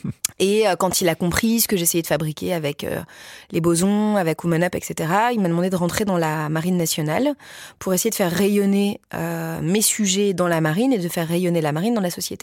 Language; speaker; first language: French; native; French